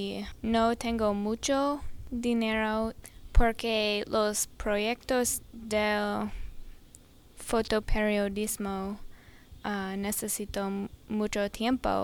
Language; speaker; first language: Spanish; non-native, learner; English